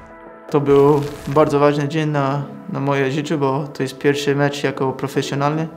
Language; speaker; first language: Polish; non-native, learner; English